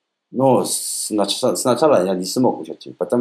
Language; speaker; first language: Russian; non-native, learner; Korean